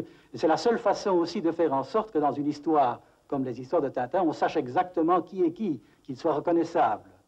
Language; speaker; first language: French; native; French